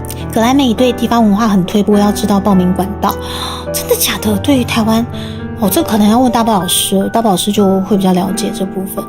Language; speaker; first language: Chinese; native; Chinese